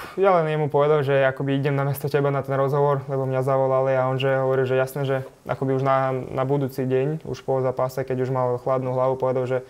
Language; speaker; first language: Slovak; non-native, fluent; Ukrainian